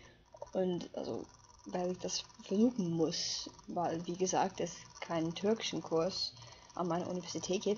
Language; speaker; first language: German; non-native, fluent; English